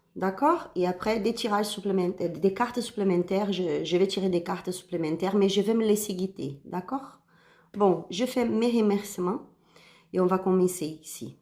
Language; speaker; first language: French; non-native, learner; Spanish